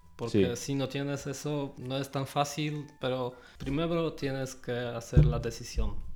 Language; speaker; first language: Spanish; non-native, learner; Polish